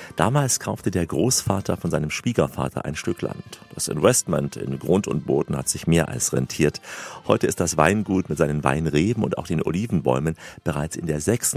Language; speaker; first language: German; native; German